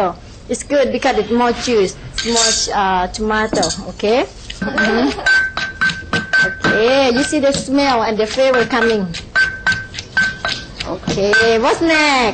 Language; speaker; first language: English; non-native, learner; Thai